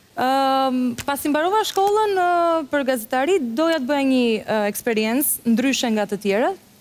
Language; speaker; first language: Albanian; early bilingual, heritage; Albanian